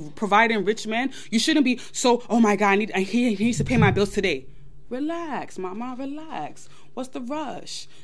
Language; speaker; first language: English; early bilingual, other home language; Yoruba